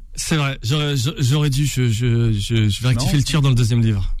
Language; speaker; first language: French; native; French